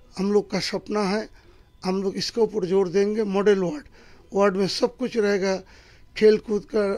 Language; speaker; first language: Hindi; non-native, local second language; Bangla